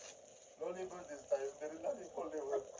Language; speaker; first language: English; non-native, learner; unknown